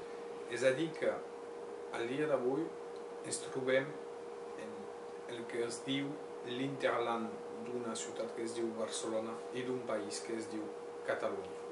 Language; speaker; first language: Catalan; non-native, local second language; French